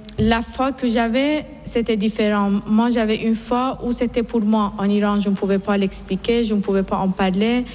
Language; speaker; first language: French; non-native, fluent; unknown